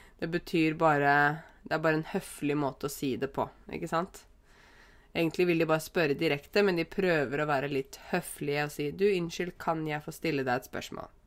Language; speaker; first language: Norwegian; native; Norwegian